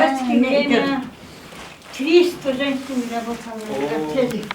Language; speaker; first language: Russian; non-native, local second language; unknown